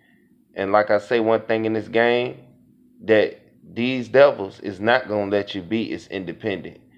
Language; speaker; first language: English; native; English